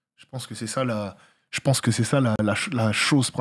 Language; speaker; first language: French; native; French